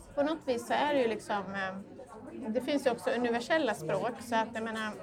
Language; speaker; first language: Swedish; native; Swedish